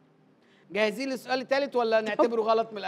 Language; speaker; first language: Arabic; native; Arabic